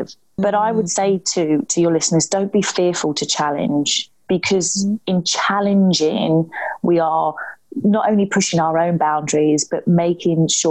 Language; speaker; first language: English; native; English